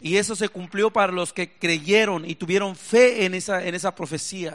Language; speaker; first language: Spanish; native; Spanish